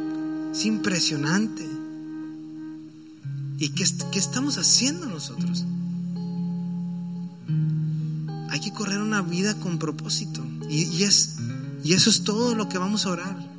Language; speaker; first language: Spanish; native; Spanish